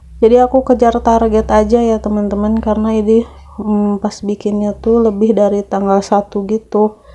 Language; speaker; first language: Indonesian; non-native, local second language; Sundanese